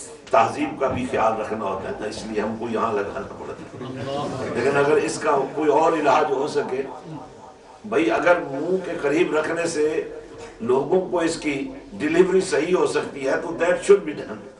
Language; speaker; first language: Urdu; native; Urdu